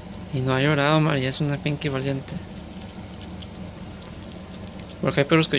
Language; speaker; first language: Spanish; native; Spanish